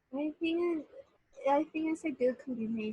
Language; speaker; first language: English; non-native, learner; Spanish